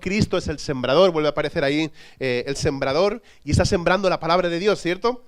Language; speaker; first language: Spanish; native; Spanish